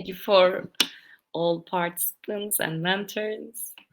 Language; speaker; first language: English; non-native, learner; Turkish